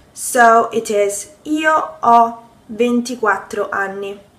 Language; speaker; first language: English; non-native, fluent; Italian